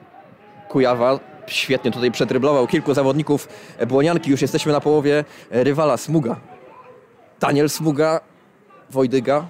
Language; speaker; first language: Polish; native; Polish